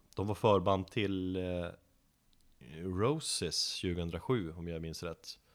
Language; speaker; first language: Swedish; native; Swedish